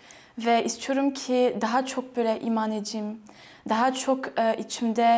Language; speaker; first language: Turkish; non-native, fluent; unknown